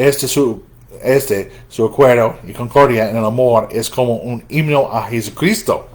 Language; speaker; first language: Spanish; non-native, fluent; English